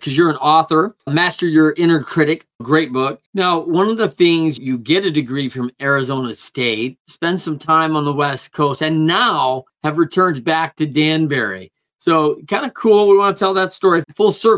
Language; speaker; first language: English; native; English